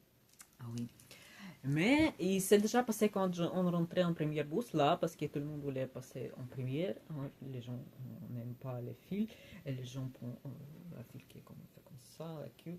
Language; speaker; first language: French; non-native, learner; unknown